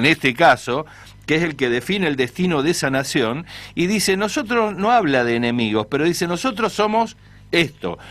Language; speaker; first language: Spanish; native; Spanish